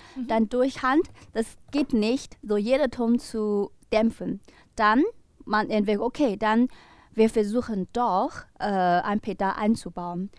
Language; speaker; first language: German; non-native, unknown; Chinese